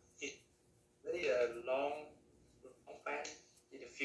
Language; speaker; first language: English; non-native, learner; Thai